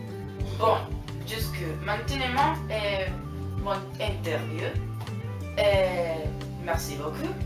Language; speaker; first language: French; non-native, learner; Spanish